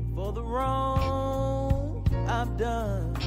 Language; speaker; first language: English; native; English